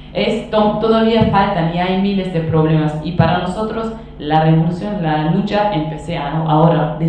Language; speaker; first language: Spanish; non-native, fluent; Kurdish